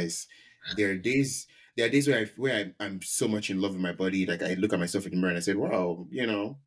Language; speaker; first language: English; non-native, local second language; Yoruba